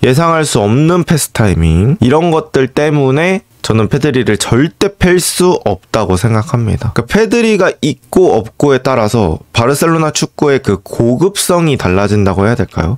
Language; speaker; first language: Korean; native; Korean